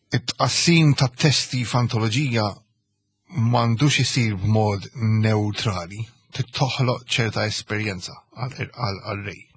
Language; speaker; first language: Maltese; early bilingual, heritage; Maltese